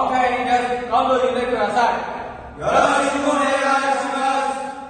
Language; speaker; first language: Japanese; non-native, learner; Burmese